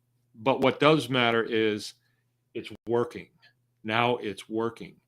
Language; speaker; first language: English; native; English